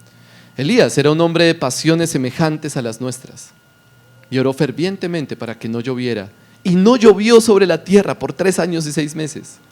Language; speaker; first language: Spanish; native; Spanish